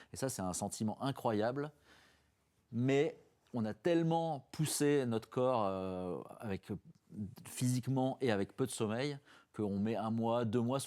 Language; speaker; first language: French; native; French